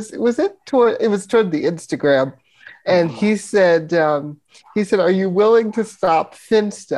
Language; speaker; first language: English; native; English